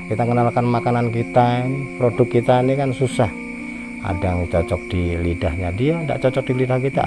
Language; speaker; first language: Indonesian; non-native, local second language; Javanese